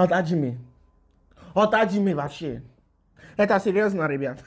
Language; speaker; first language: Russian; non-native, learner; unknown